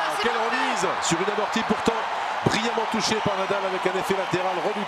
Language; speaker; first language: French; native; French